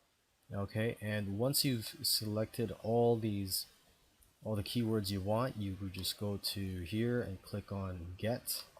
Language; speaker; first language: English; native; English